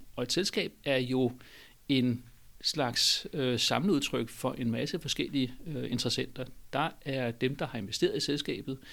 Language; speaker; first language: Danish; native; Danish